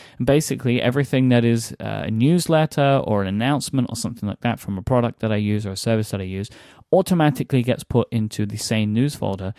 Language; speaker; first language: English; native; English